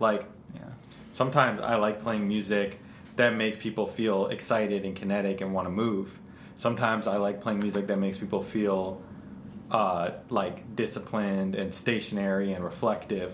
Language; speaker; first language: English; native; English